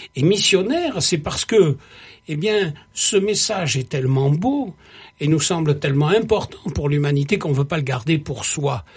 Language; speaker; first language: French; native; French